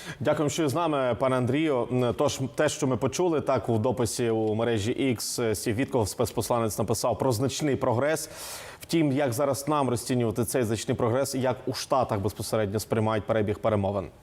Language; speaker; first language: Ukrainian; native; Ukrainian